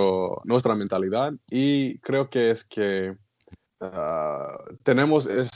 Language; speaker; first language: Spanish; non-native, learner; English